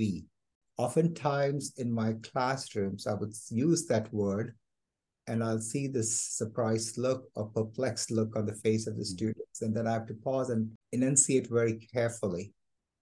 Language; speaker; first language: English; non-native, local second language; Malayalam